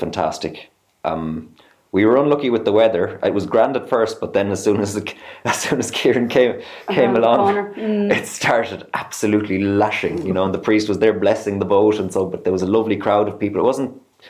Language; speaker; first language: English; native; English